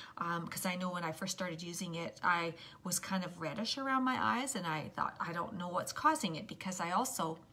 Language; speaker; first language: English; native; English